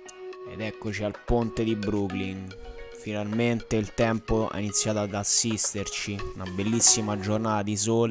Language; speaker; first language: Italian; native; Italian